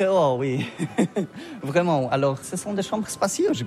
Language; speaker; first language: French; non-native, learner; Polish